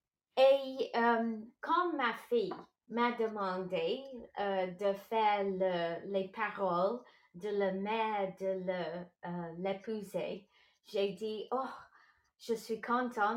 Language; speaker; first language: French; non-native, local second language; English